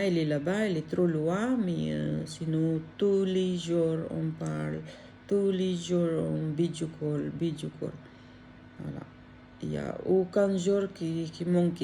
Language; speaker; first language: French; non-native, learner; Filipino